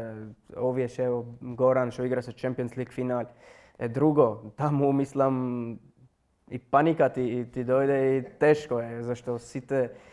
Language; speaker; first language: Macedonian; non-native, learner; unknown